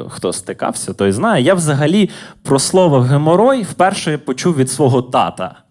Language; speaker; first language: Ukrainian; native; Ukrainian